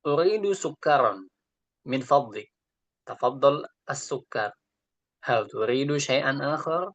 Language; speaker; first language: Arabic; non-native, learner; Indonesian